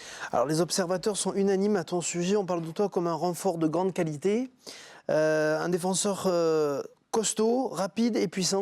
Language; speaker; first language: French; native; French